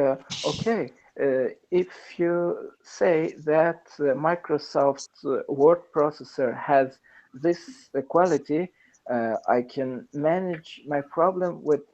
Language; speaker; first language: English; non-native, learner; Persian